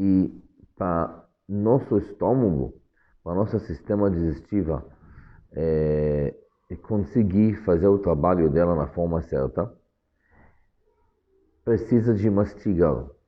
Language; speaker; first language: Portuguese; non-native, fluent; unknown